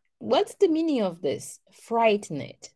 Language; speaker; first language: English; non-native, fluent; Portuguese